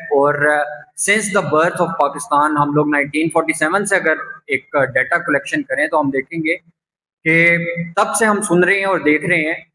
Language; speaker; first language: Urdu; non-native, local second language; Punjabi